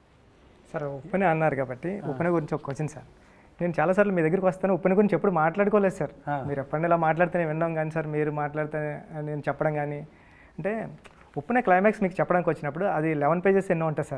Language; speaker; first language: Telugu; native; Telugu